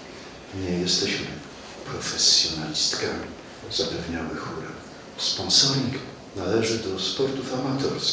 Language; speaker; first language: Polish; native; Polish